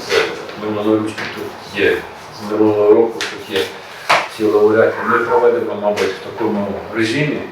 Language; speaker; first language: Ukrainian; native; Ukrainian